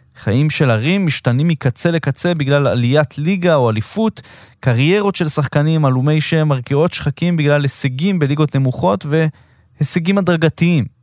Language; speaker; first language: Hebrew; native; Hebrew